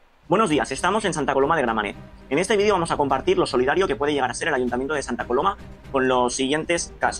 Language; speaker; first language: Spanish; native; Spanish